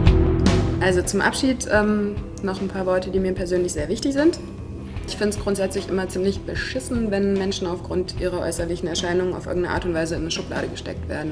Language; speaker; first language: German; native; German